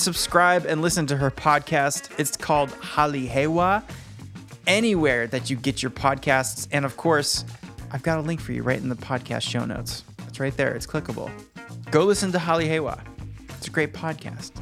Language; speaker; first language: English; native; English